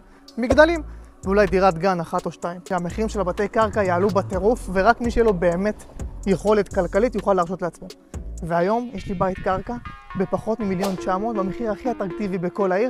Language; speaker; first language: Hebrew; native; Hebrew